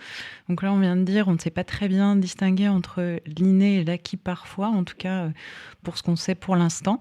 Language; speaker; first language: French; native; French